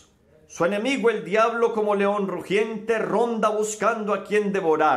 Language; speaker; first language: Spanish; native; Spanish